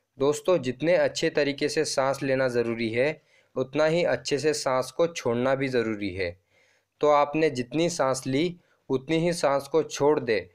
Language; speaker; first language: Hindi; non-native, local second language; Marathi